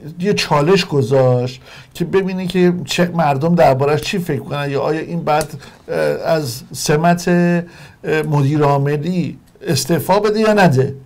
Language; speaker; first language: Persian; native; Persian